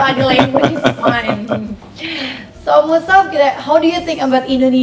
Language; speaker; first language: English; non-native, fluent; Indonesian